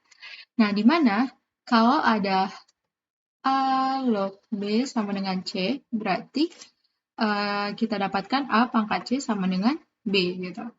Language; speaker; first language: Indonesian; native; Indonesian